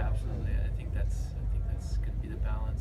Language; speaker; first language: English; native; English